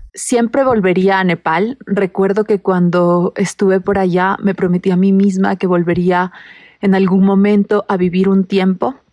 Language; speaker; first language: Spanish; native; Spanish